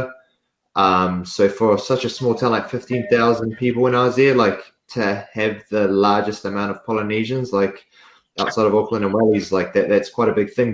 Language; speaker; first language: English; native; English